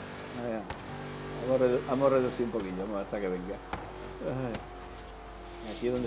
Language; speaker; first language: Spanish; native; Spanish